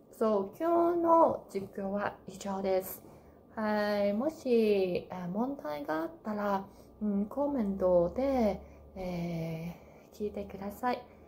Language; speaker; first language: Japanese; non-native, learner; Cantonese